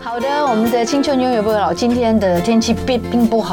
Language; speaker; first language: Chinese; native; Chinese